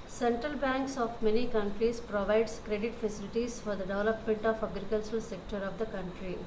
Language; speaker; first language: English; non-native, local second language; Telugu